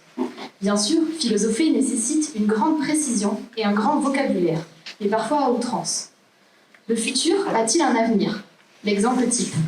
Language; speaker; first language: French; native; French